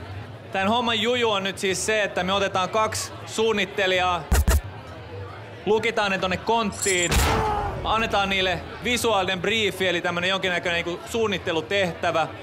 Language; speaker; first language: Finnish; native; Finnish